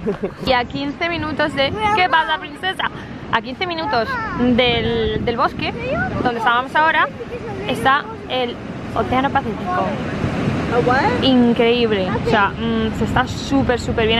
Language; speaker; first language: Spanish; native; Spanish